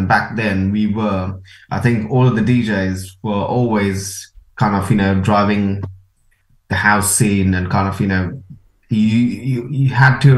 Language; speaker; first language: English; non-native, local second language; Konkani